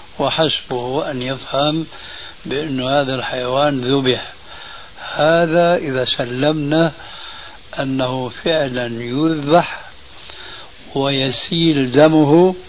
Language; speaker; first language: Arabic; early bilingual, other home language; Albanian